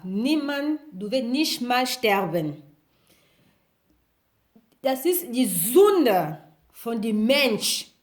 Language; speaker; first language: German; non-native, learner; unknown